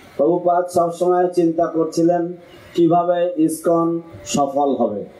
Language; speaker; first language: Bangla; non-native, fluent; English